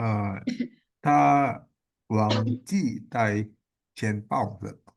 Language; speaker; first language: Chinese; non-native, learner; Indonesian